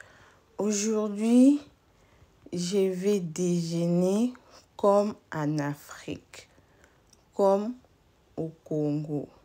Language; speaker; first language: French; non-native, local second language; Lingala